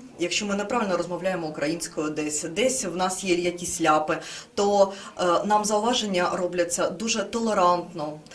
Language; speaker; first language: Ukrainian; non-native, local second language; Russian